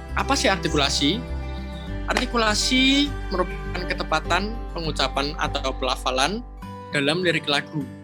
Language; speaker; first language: Indonesian; native; Indonesian